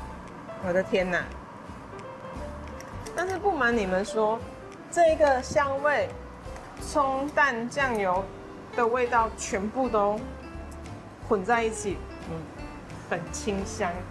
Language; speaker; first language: Chinese; native; Chinese